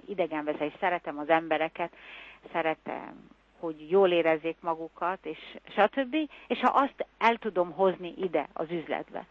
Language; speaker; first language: Hungarian; early bilingual, heritage; Hungarian